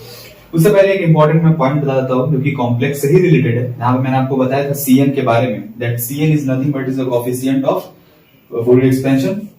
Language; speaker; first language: Hindi; native; Hindi